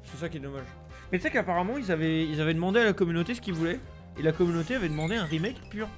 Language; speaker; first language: French; native; French